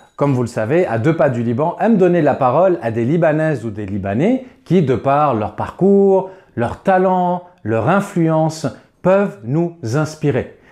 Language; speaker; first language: French; native; French